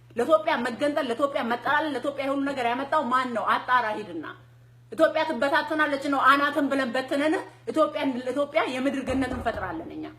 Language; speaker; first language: Amharic; non-native, local second language; Oromo